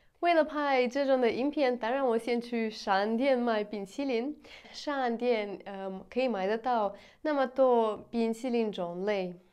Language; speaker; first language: Chinese; non-native, fluent; Russian